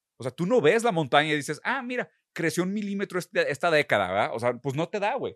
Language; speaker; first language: Spanish; early bilingual, other home language; Portuguese